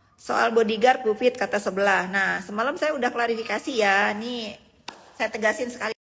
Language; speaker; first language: Indonesian; native; Indonesian